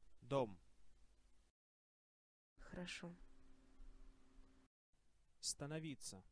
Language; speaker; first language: Russian; non-native, learner; English